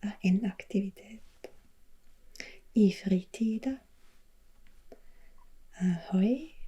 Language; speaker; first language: Norwegian; non-native, learner; German